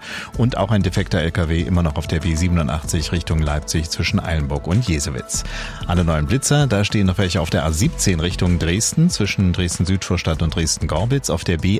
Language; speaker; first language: German; native; German